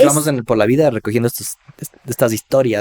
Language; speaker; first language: Spanish; native; Spanish